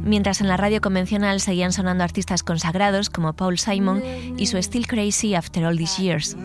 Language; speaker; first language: Spanish; native; Spanish